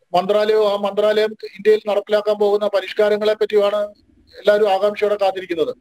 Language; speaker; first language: Malayalam; native; Malayalam